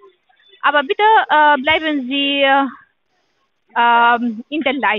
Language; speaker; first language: German; non-native, learner; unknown